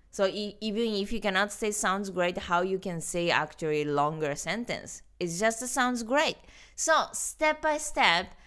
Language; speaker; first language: English; non-native, learner; Japanese